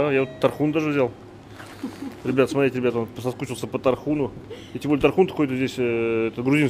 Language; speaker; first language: Russian; native; Russian